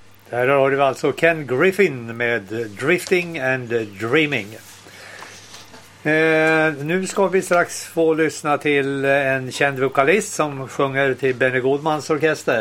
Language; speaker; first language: Swedish; native; Swedish